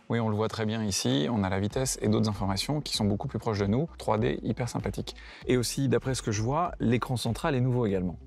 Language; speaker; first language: French; native; French